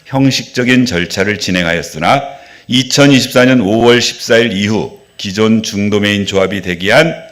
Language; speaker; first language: Korean; native; Korean